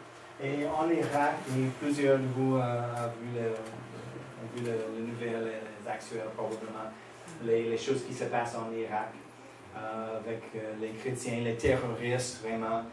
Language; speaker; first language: French; non-native, fluent; English